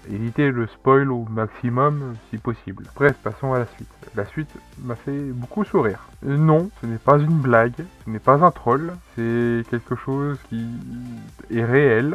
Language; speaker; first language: French; native; French